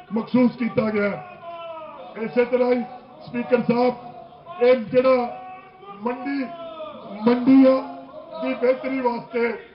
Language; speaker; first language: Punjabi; native; Punjabi